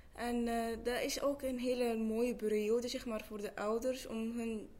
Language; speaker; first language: Dutch; early bilingual, other home language; Arabic